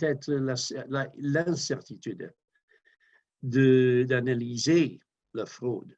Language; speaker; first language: French; non-native, fluent; English